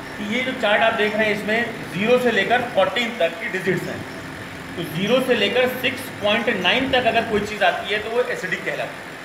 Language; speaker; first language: Hindi; native; Hindi